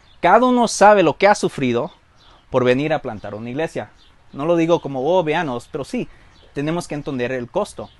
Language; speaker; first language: Spanish; early bilingual, heritage; Spanish